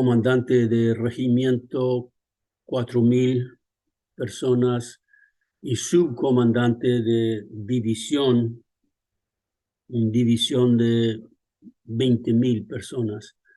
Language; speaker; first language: Spanish; early bilingual, other home language; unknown